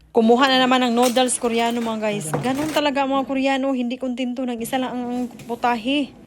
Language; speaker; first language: Filipino; non-native, local second language; Cebuano